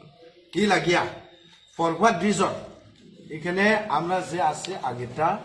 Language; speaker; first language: Bangla; non-native, local second language; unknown